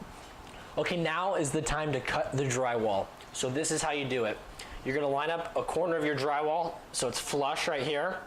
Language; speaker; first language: English; native; English